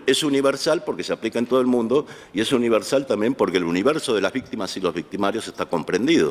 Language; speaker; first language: Spanish; native; Spanish